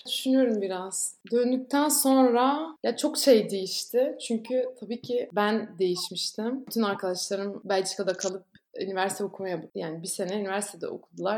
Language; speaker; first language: Turkish; non-native, fluent; Dutch